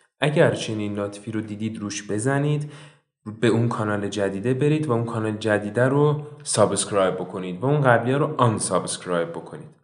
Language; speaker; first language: Persian; native; Persian